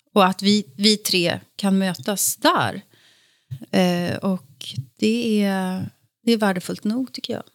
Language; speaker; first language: Swedish; native; Swedish